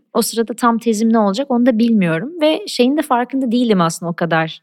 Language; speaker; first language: Turkish; non-native, local second language; Armenian